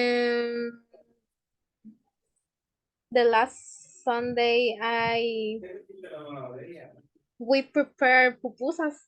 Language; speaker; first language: English; non-native, learner; Spanish